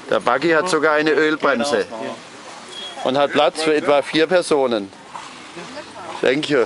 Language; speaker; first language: German; native; German